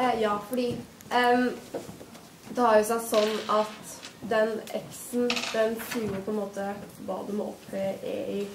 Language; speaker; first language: Norwegian; native; Norwegian